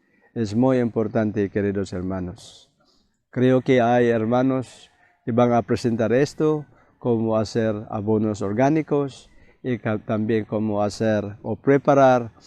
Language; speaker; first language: Spanish; non-native, fluent; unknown